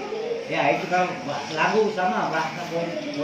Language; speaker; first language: Indonesian; non-native, learner; Hindi